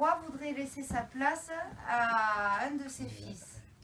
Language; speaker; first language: French; native; French